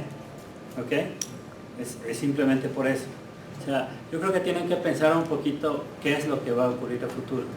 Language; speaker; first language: Spanish; native; Spanish